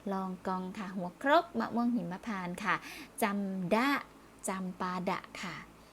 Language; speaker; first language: Thai; native; Thai